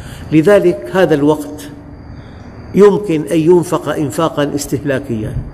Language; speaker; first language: Arabic; native; Arabic